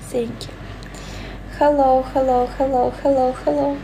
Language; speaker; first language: English; non-native, learner; Russian